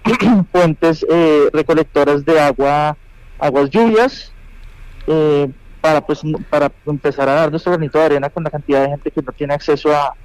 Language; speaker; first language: Spanish; native; Spanish